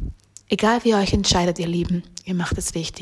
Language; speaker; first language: German; native; German